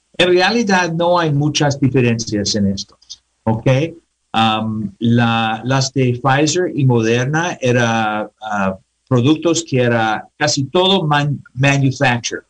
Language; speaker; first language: Spanish; non-native, learner; English